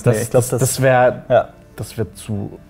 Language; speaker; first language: German; native; German